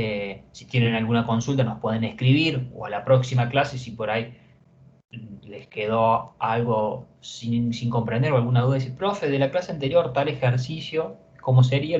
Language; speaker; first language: Spanish; native; Spanish